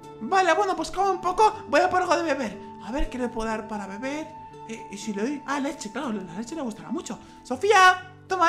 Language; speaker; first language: Spanish; native; Spanish